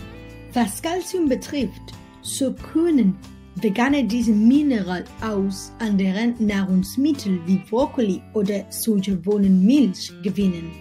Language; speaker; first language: German; non-native, learner; Spanish